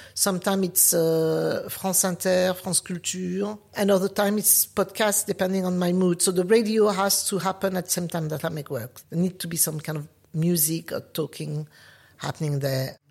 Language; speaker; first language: English; non-native, fluent; French